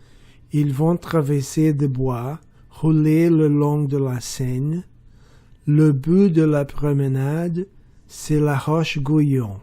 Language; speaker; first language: French; non-native, learner; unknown